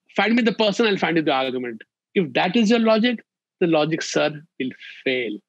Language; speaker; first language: English; non-native, local second language; Hindi